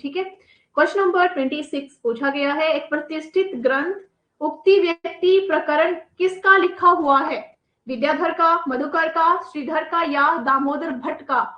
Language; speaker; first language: Hindi; native; Hindi